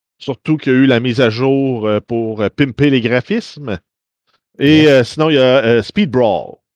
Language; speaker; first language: French; native; French